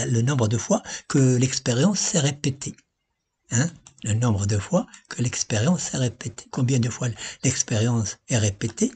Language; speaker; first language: French; non-native, local second language; Arabic